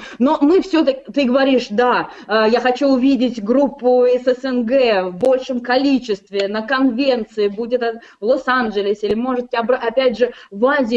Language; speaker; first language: Russian; native; Russian